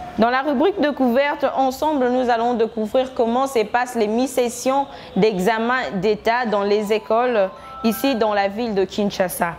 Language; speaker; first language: French; non-native, local second language; Lingala